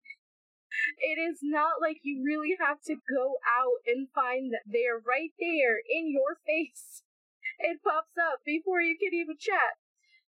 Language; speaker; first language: English; native; English